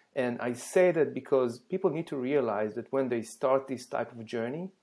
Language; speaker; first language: English; non-native, fluent; Hebrew